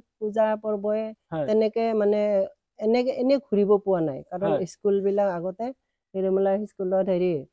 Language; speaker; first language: Assamese; non-native, local second language; Bodo